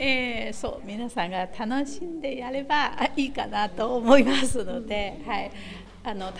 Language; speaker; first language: Japanese; non-native, fluent; Chinese